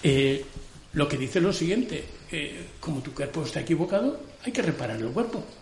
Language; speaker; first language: Spanish; non-native, local second language; Catalan